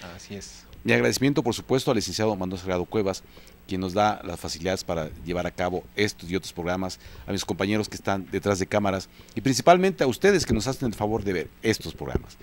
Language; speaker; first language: Spanish; native; Spanish